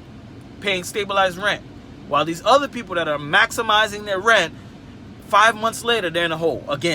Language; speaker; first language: English; native; English